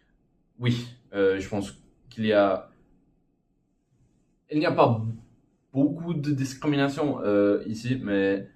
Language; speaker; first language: French; non-native, fluent; English